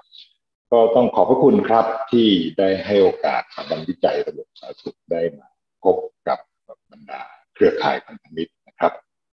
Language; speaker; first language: Thai; native; Thai